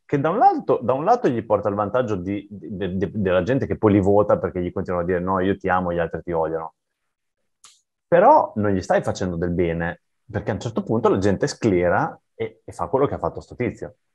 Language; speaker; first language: Italian; native; Italian